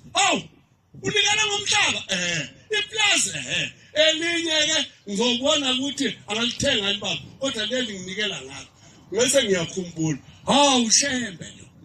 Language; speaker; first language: Zulu; native; Zulu